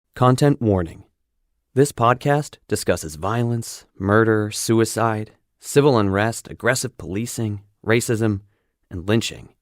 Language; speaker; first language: English; native; English